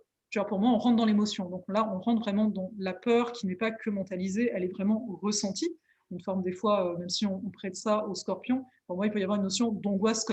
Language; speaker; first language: French; native; French